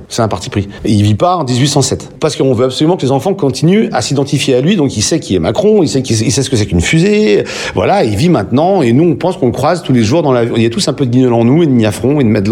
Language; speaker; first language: French; native; French